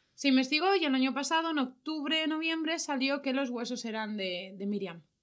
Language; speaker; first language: Spanish; native; Spanish